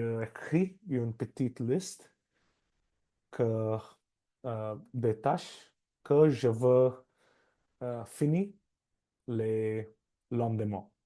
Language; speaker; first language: French; non-native, learner; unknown